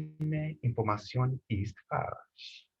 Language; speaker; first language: German; non-native, fluent; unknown